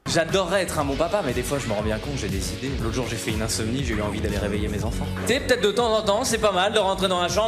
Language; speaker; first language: French; native; French